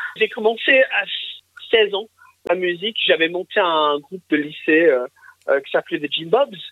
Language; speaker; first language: French; early bilingual, other home language; English